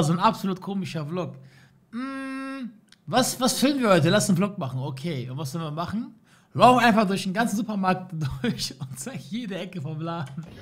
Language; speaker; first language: German; native; German